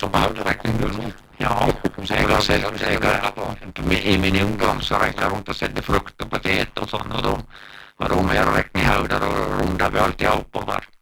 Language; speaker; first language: Norwegian; native; Norwegian